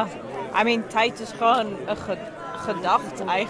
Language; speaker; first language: Dutch; non-native, fluent; English